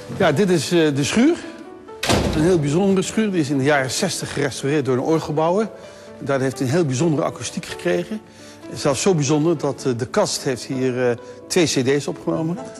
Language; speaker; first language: Dutch; native; Dutch